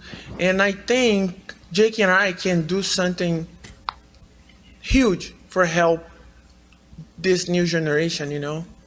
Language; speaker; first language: English; non-native, learner; Portuguese